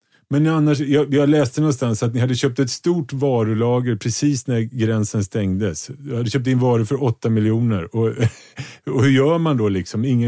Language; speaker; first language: Swedish; native; Swedish